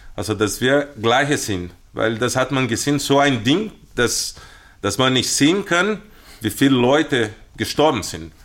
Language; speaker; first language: German; non-native, fluent; Portuguese